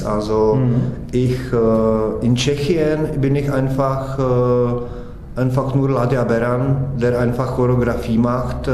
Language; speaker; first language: German; non-native, fluent; Czech